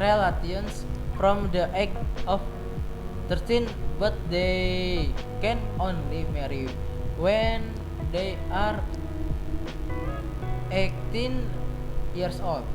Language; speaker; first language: English; non-native, learner; Indonesian